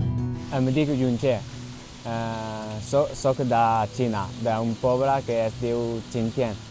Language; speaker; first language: Catalan; non-native, learner; Chinese